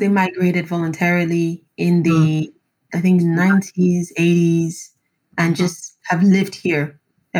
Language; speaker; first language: English; non-native, local second language; Yoruba